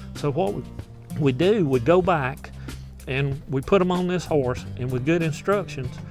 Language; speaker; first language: English; native; English